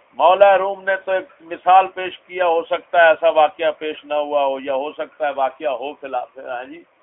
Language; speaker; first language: Urdu; non-native, local second language; Punjabi